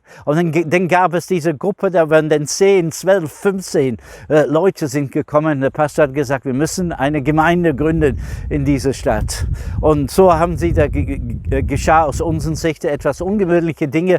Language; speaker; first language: German; non-native, fluent; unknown